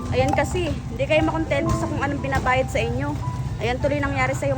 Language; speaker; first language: Filipino; native; Filipino